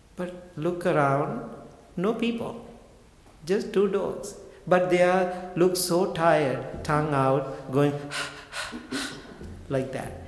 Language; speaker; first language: English; non-native, local second language; Sinhala